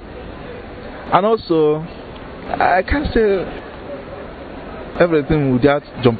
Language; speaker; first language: English; non-native, local second language; Igbo